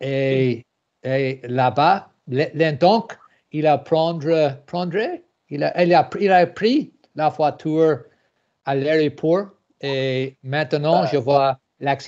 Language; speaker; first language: French; non-native, learner; English